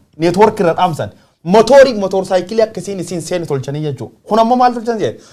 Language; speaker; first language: Oromo; native; Oromo